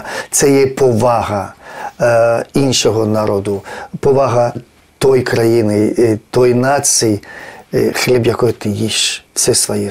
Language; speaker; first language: Ukrainian; non-native, fluent; Georgian